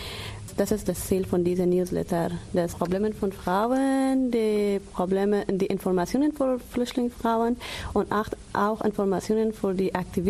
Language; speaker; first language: German; non-native, learner; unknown